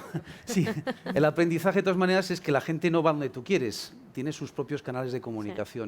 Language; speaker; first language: Spanish; native; Spanish